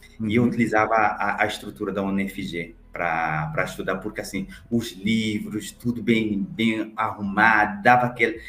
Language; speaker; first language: Portuguese; non-native, local second language; Kabuverdianu